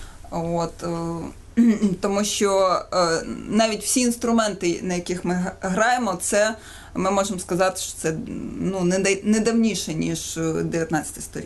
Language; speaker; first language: Ukrainian; native; Ukrainian